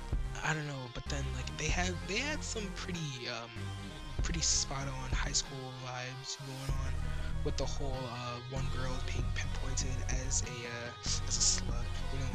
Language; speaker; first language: English; native; English